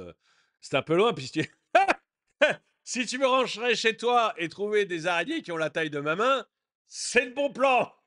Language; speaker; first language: French; native; French